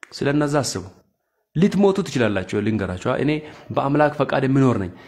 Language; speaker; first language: Amharic; non-native, local second language; Hadiyya